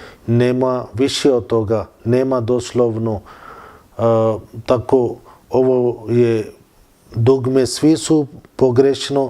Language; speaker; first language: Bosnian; non-native, fluent; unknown